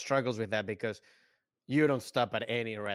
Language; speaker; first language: English; native; English